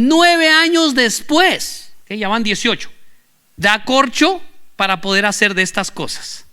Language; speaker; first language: Spanish; native; Spanish